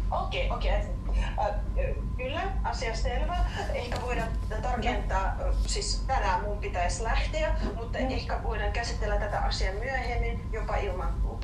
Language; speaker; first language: Finnish; non-native, fluent; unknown